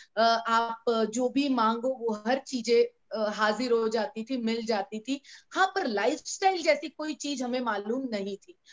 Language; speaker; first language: Hindi; non-native, local second language; Gujarati